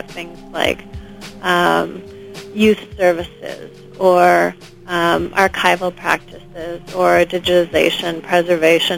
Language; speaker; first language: English; native; English